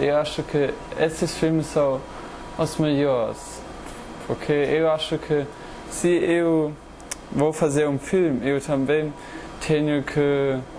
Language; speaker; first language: Portuguese; non-native, learner; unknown